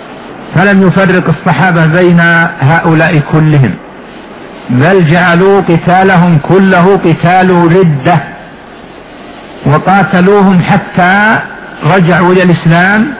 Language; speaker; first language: Arabic; native; Arabic